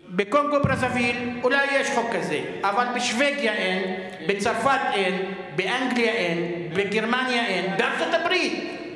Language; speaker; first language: Hebrew; non-native, local second language; Arabic